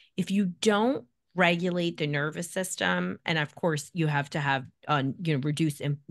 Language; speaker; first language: English; native; English